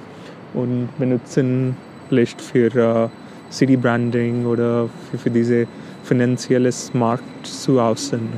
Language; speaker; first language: German; non-native, fluent; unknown